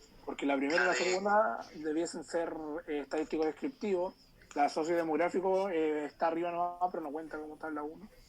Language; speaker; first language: Spanish; native; Spanish